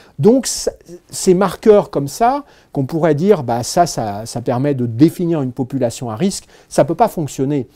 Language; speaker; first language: French; native; French